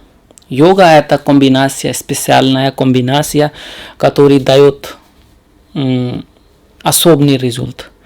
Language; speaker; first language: Russian; non-native, learner; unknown